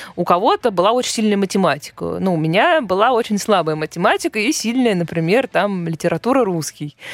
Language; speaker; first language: Russian; native; Russian